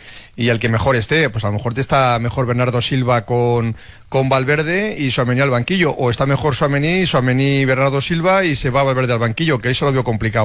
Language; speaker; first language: Spanish; native; Spanish